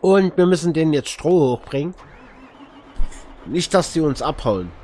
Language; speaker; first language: German; native; German